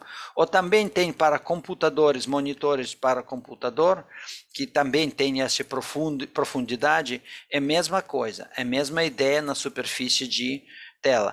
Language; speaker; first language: Portuguese; non-native, fluent; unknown